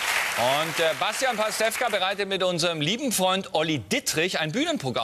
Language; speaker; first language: German; native; German